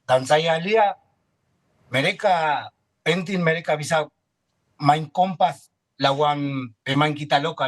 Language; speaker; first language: Indonesian; non-native, fluent; Spanish